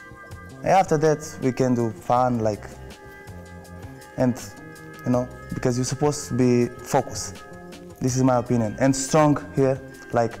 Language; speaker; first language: English; non-native, fluent; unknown